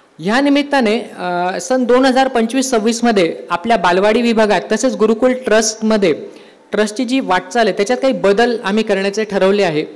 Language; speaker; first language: Marathi; native; Marathi